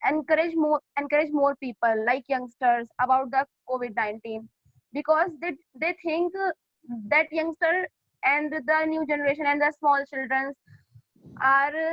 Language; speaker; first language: English; non-native, learner; Hindi